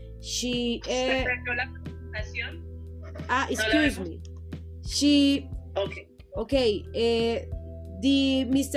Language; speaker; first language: English; non-native, learner; Spanish